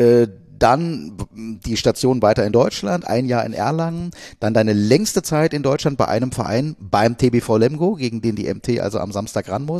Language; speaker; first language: German; native; German